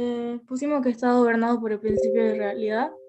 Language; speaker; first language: Spanish; native; Spanish